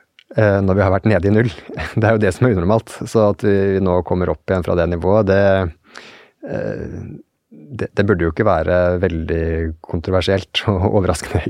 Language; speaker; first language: Norwegian; native; Norwegian